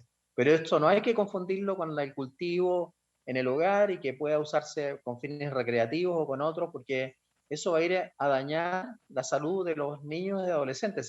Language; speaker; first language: Spanish; native; Spanish